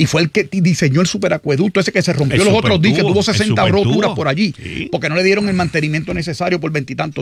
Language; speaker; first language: Spanish; native; Spanish